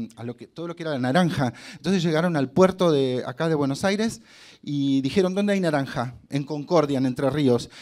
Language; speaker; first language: Spanish; native; Spanish